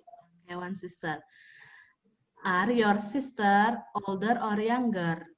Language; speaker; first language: English; non-native, fluent; Indonesian